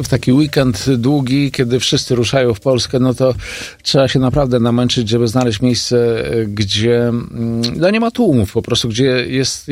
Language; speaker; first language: Polish; native; Polish